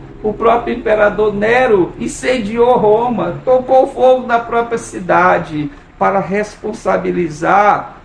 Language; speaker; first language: Portuguese; native; Portuguese